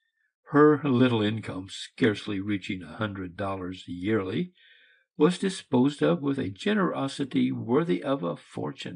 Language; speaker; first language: English; native; English